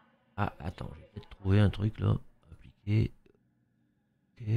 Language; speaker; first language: French; native; French